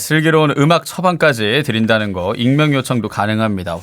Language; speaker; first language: Korean; native; Korean